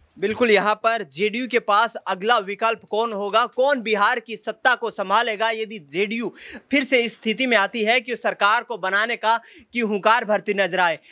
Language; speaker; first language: Hindi; native; Hindi